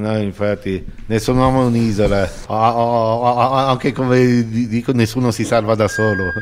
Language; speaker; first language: Italian; native; Italian